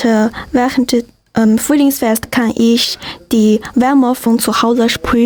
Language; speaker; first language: German; non-native, learner; Chinese